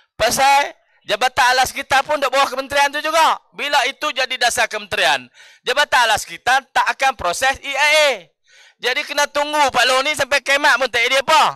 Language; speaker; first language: Malay; native; Malay